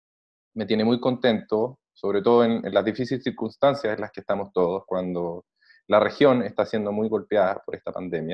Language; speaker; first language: Spanish; native; Spanish